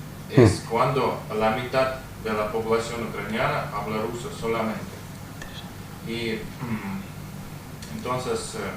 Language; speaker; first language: Spanish; non-native, fluent; Russian